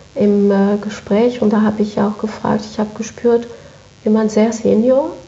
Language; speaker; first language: German; non-native, fluent; French